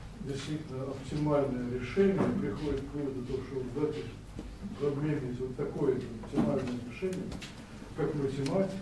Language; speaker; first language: Russian; native; Russian